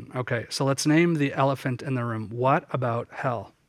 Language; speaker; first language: English; native; English